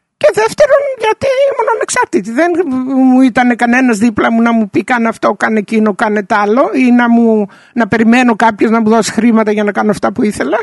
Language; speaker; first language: Greek; native; Greek